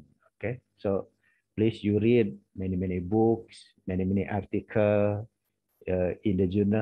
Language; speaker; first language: English; non-native, learner; Indonesian